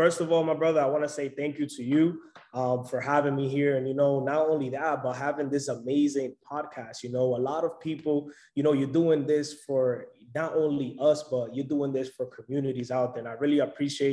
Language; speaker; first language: English; native; English